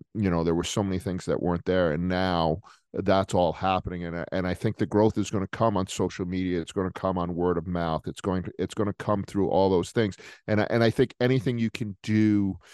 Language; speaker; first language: English; native; English